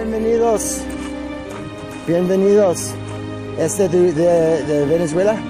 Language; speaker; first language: Spanish; non-native, learner; English